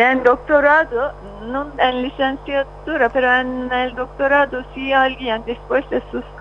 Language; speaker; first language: Spanish; non-native, fluent; Turkish